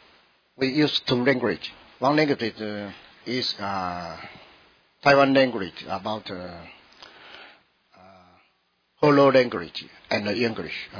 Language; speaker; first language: English; non-native, learner; Min Nan Chinese